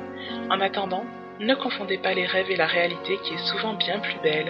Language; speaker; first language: French; native; French